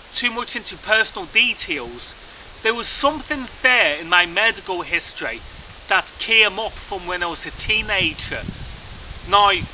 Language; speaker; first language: English; native; English